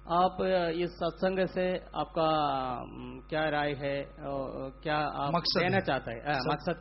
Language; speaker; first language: Hindi; non-native, local second language; Malayalam